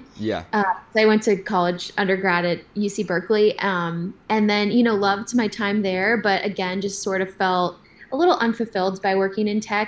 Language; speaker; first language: English; native; English